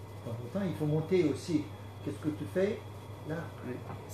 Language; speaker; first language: French; non-native, fluent; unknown